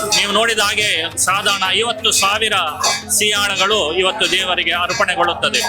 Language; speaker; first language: Kannada; non-native, local second language; Konkani